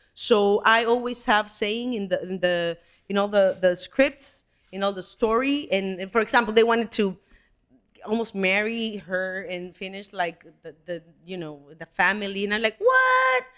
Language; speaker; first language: English; non-native, fluent; Spanish